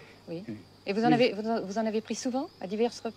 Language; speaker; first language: French; native; French